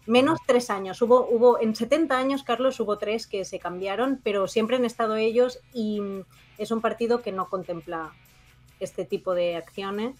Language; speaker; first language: Spanish; native; Spanish